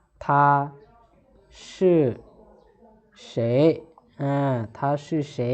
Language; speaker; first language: Chinese; non-native, fluent; Lao